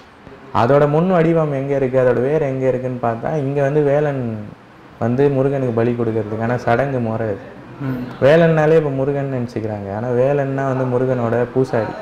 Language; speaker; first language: Tamil; native; Tamil